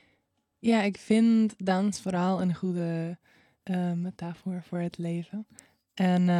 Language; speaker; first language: Dutch; non-native, fluent; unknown